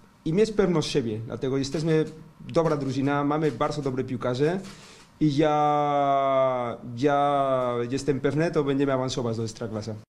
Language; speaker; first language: Polish; non-native, learner; Spanish